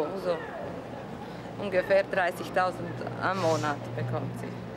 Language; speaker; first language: German; non-native, local second language; Romanian